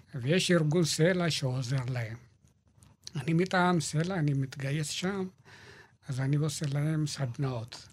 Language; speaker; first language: Hebrew; non-native, fluent; Amharic